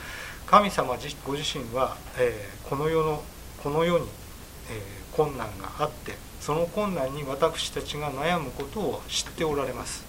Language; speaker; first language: Japanese; native; Japanese